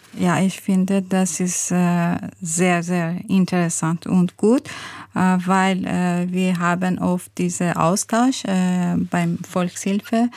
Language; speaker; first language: German; non-native, learner; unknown